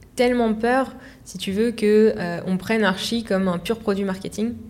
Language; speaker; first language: French; native; French